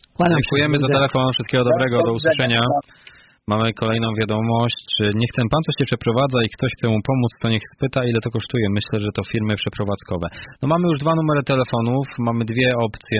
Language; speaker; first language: Polish; native; Polish